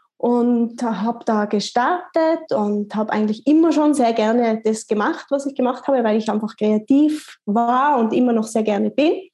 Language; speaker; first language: German; native; German